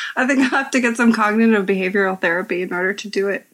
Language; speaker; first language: English; native; English